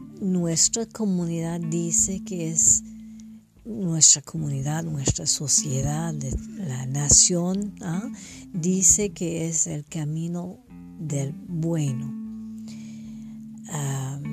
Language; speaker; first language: Spanish; non-native, fluent; French